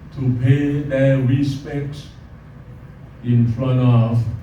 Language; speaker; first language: English; non-native, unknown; Thai